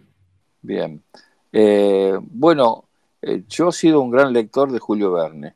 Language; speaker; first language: Spanish; native; Spanish